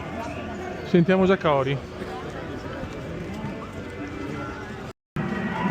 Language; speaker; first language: Italian; native; Italian